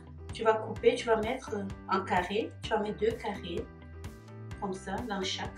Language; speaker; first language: French; native; French